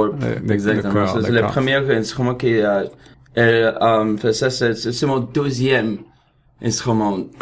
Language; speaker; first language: French; non-native, learner; Russian